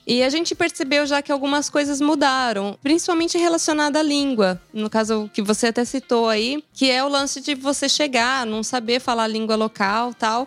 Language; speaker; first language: Portuguese; native; Portuguese